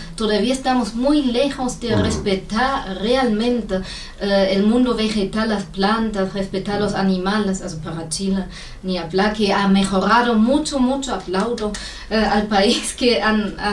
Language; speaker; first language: Spanish; non-native, fluent; German